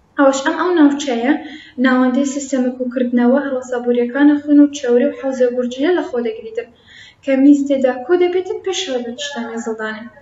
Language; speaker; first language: Central Kurdish; non-native, local second language; Kurdish